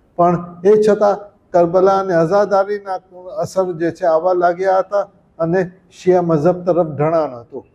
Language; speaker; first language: Gujarati; early bilingual, heritage; Gujarati